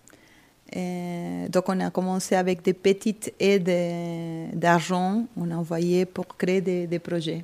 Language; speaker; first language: French; non-native, fluent; Spanish